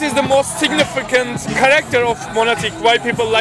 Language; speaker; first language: English; non-native, fluent; Turkish